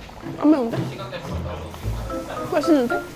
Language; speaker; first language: Korean; non-native, fluent; Estonian